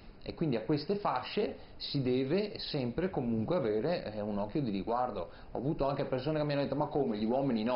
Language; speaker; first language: Italian; native; Italian